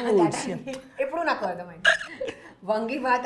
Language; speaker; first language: Telugu; non-native, local second language; Hindi